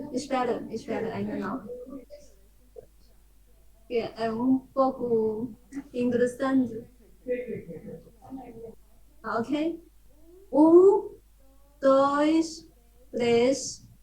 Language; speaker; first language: Portuguese; non-native, fluent; Chinese